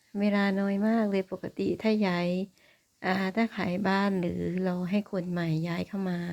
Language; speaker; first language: Thai; native; Thai